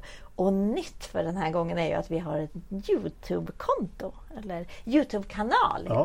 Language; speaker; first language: Swedish; native; Swedish